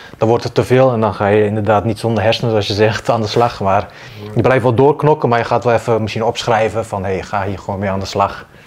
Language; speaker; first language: Dutch; early bilingual, other home language; Bosnian